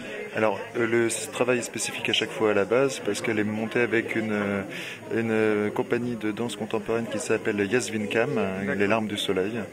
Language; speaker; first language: French; native; French